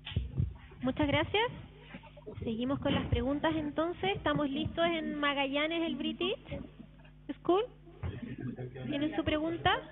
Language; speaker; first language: Spanish; native; Spanish